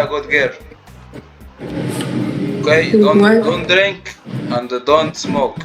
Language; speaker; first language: English; non-native, learner; Arabic